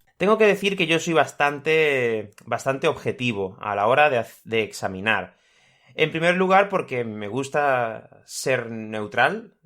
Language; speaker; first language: Spanish; native; Spanish